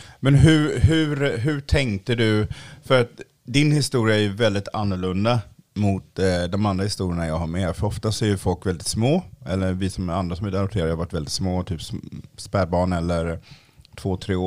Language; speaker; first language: Swedish; native; Swedish